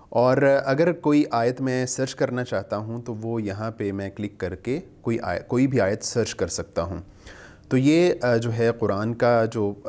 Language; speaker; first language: Urdu; native; Urdu